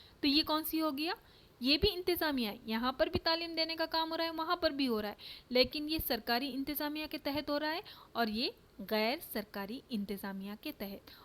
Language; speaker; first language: Urdu; native; Urdu